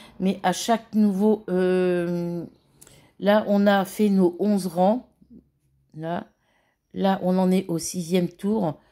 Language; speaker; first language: French; native; French